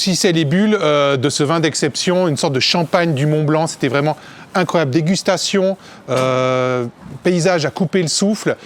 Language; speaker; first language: French; native; French